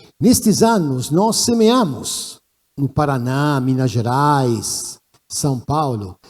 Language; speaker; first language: Portuguese; non-native, fluent; Italian